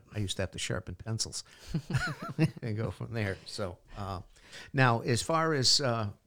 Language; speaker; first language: English; native; English